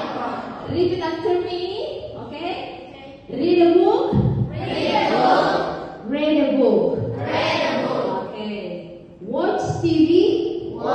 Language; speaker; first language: English; non-native, learner; Indonesian